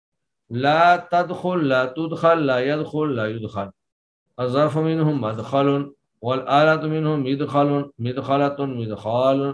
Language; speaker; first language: Arabic; non-native, fluent; Urdu